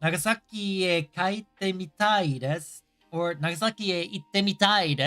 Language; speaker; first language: Japanese; non-native, learner; English